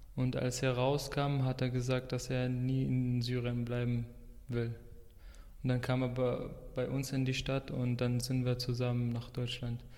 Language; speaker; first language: German; non-native, fluent; Arabic